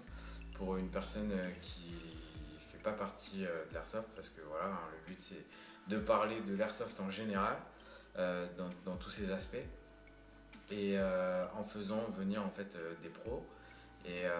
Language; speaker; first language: French; native; French